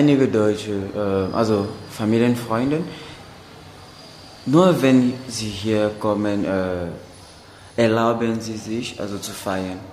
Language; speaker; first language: German; non-native, learner; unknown